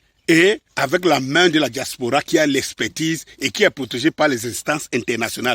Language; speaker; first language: French; native; French